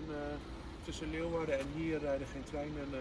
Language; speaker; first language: Dutch; native; Dutch